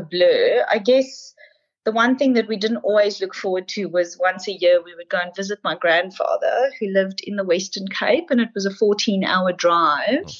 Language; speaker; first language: English; native; English